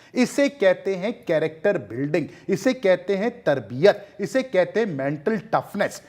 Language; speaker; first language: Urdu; native; Urdu